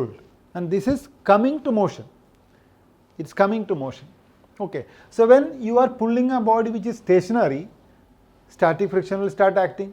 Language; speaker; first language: English; non-native, local second language; Malayalam